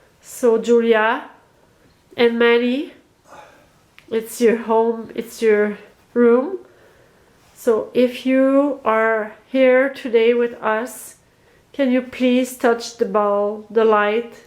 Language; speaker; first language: English; non-native, learner; French